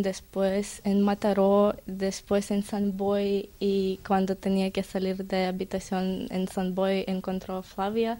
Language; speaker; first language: Spanish; non-native, learner; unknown